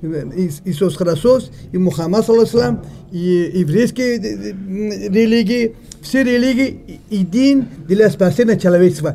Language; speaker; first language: Russian; non-native, learner; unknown